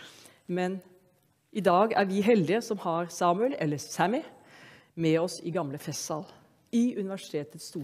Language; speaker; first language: Norwegian; native; Norwegian